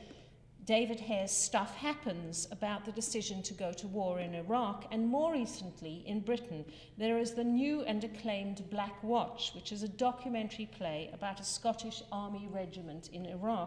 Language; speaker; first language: English; native; English